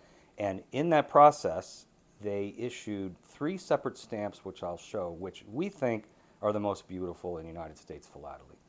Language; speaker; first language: English; native; English